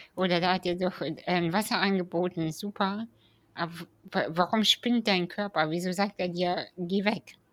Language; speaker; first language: German; early bilingual, other home language; Russian